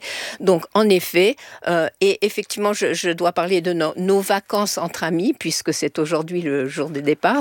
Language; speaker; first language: French; native; French